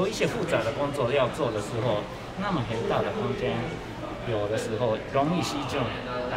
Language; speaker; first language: Chinese; non-native, learner; Japanese